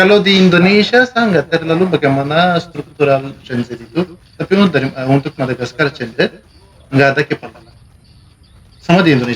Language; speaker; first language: Indonesian; non-native, learner; Malagasy